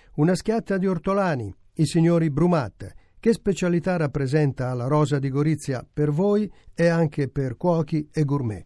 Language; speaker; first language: Italian; native; Italian